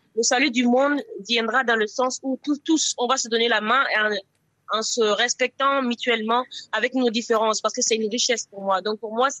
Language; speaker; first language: French; non-native, local second language; Mossi